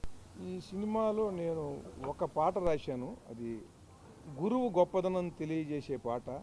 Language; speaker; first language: Telugu; native; Telugu